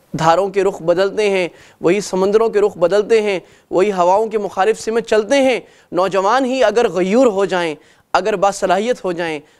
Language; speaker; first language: Urdu; native; Urdu